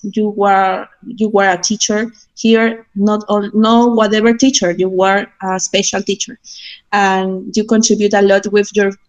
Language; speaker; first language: English; non-native, fluent; Spanish